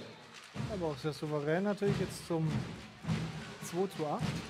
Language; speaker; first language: German; native; German